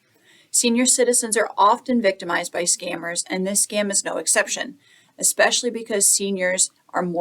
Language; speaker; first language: English; native; English